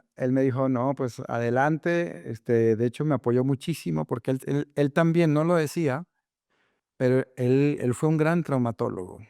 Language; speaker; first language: Spanish; native; Spanish